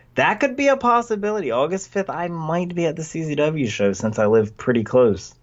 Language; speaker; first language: English; native; English